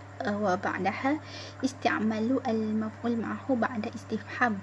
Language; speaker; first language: Arabic; non-native, learner; Malay